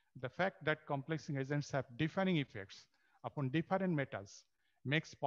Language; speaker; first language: English; non-native, local second language; Bangla